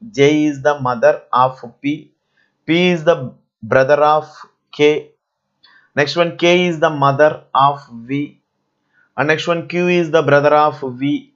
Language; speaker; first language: English; non-native, local second language; Telugu